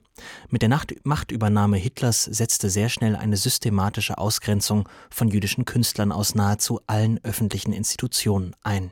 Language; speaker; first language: German; native; German